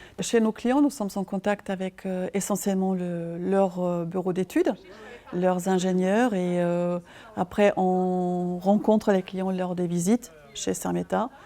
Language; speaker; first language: French; non-native, fluent; German